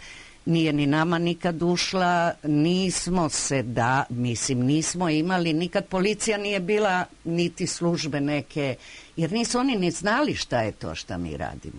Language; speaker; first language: Croatian; native; Croatian